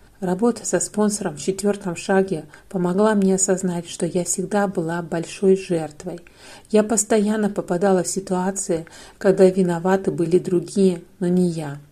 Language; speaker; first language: Russian; non-native, fluent; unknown